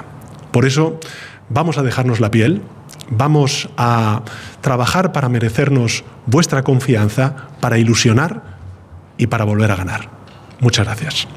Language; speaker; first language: Spanish; native; Spanish